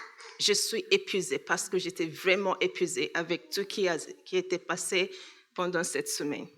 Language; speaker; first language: French; non-native, learner; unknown